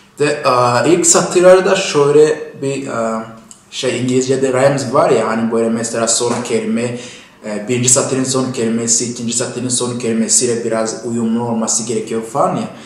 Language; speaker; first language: Turkish; non-native, fluent; Kinyarwanda